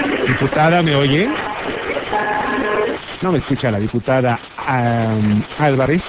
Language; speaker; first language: Spanish; native; Spanish